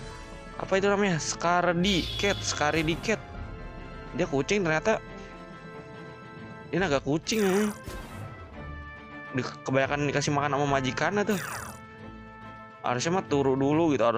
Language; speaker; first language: Indonesian; native; Indonesian